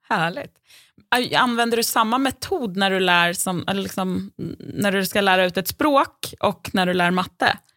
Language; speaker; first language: Swedish; native; Swedish